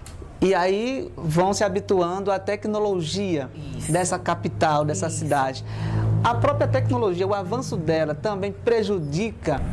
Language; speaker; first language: Portuguese; native; Portuguese